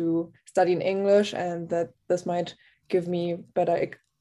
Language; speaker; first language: English; non-native, fluent; German